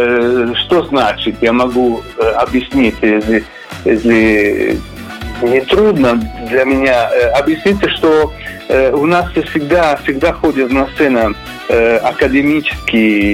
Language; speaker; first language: Russian; non-native, learner; Italian